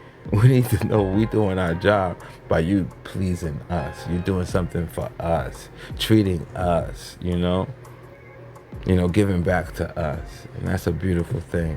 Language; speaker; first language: English; native; English